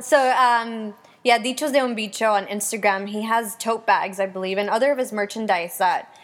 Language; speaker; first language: English; early bilingual, other home language; Spanish